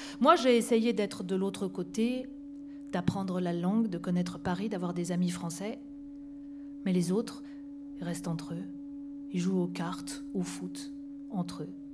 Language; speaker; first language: French; native; French